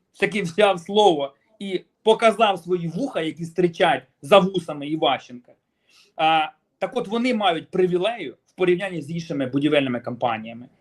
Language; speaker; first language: Ukrainian; native; Ukrainian